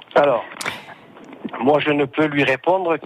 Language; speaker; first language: French; native; French